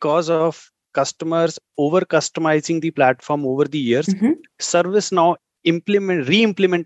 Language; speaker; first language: English; non-native, local second language; Hindi